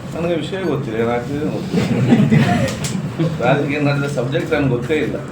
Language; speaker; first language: Kannada; non-native, local second language; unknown